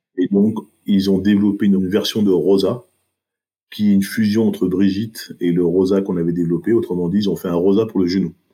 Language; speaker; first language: French; early bilingual, other home language; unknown